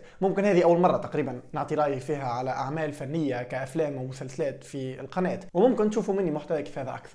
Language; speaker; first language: Arabic; native; Arabic